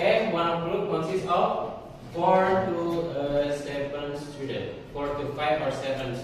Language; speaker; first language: English; non-native, learner; Indonesian